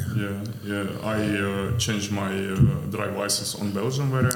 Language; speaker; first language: English; non-native, learner; Ukrainian